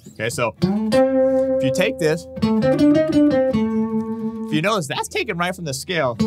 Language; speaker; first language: English; native; English